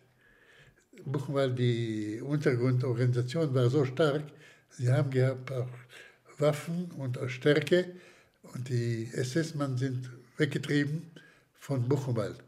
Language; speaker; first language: German; non-native, fluent; Slovak